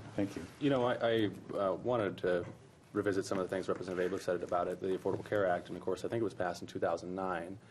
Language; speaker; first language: English; native; English